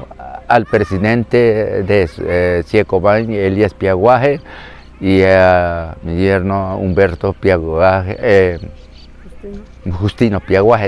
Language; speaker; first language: Spanish; non-native, local second language; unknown